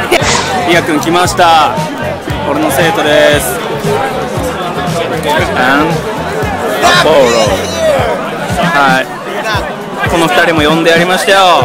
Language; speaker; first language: Japanese; native; Japanese